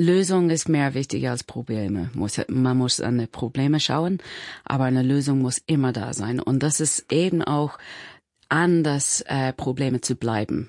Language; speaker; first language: German; non-native, learner; English